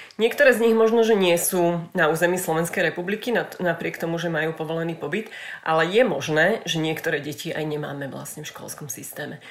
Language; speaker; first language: Slovak; native; Slovak